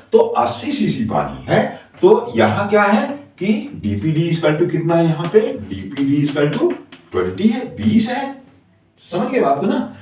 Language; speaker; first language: Hindi; native; Hindi